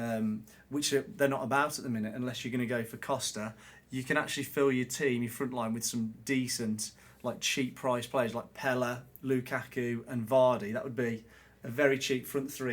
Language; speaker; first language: English; native; English